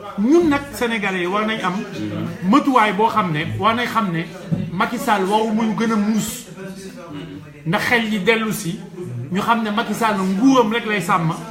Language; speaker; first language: Wolof; non-native, local second language; Fula